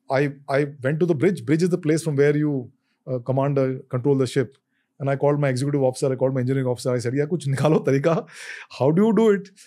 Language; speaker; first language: Hindi; native; Hindi